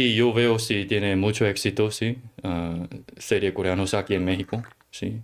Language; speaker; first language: Spanish; non-native, learner; Korean